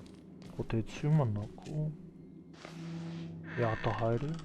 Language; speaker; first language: Māori; non-native, learner; English